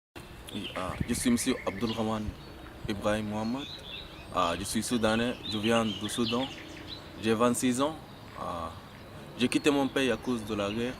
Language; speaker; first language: French; non-native, learner; Arabic